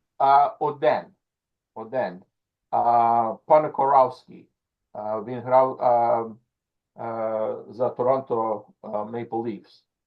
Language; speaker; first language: Ukrainian; early bilingual, heritage; Ukrainian